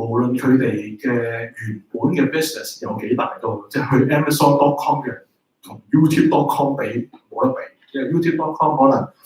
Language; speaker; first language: Chinese; native; Chinese